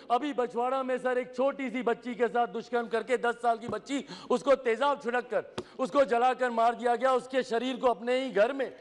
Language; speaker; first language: Hindi; native; Hindi